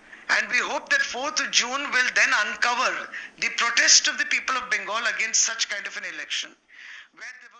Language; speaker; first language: English; non-native, local second language; Bangla